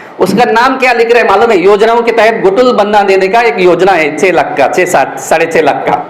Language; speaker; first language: Hindi; non-native, local second language; Gondi